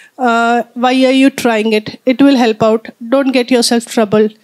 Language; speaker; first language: English; non-native, local second language; Marathi